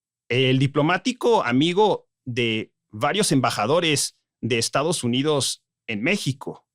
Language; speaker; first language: Spanish; native; Spanish